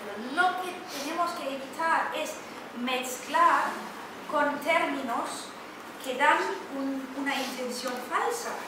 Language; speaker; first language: Spanish; non-native, fluent; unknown